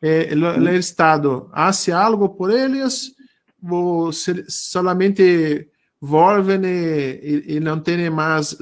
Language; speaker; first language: Spanish; non-native, learner; Portuguese